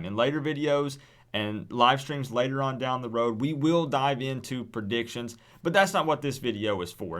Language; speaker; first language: English; native; English